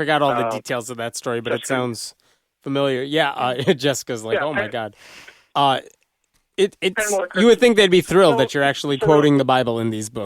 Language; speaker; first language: English; native; English